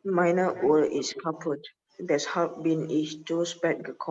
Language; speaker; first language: German; non-native, learner; Indonesian